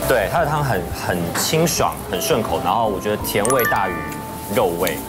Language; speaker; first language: Chinese; native; Chinese